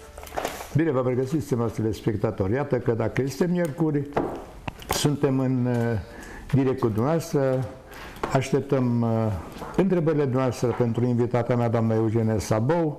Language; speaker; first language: Romanian; native; Romanian